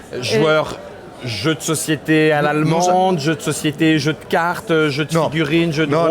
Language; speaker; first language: French; native; French